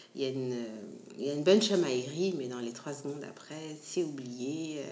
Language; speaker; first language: French; native; French